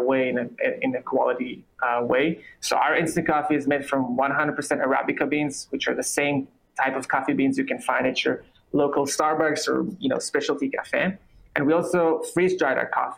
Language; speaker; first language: English; non-native, fluent; Hebrew